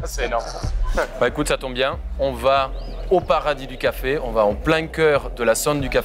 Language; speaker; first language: French; non-native, fluent; Spanish